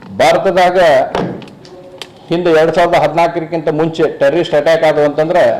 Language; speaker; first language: Kannada; native; Kannada